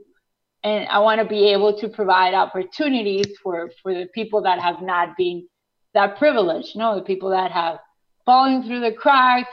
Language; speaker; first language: English; non-native, fluent; Spanish